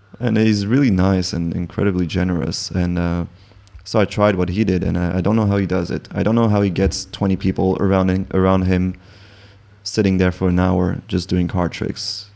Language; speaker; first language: English; non-native, fluent; French